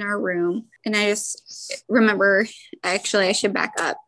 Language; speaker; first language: English; native; English